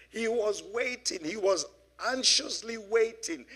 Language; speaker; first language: English; non-native, local second language; Yoruba